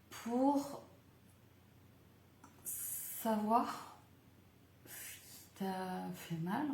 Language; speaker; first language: French; native; French